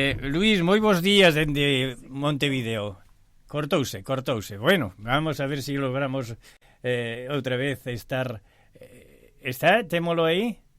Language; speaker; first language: Galician; early bilingual, heritage; Galician